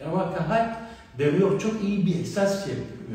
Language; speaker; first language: Turkish; non-native, learner; Arabic